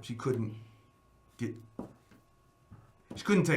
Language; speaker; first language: English; native; English